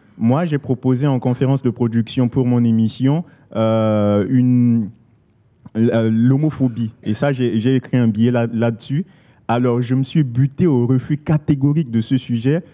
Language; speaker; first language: French; non-native, local second language; Sango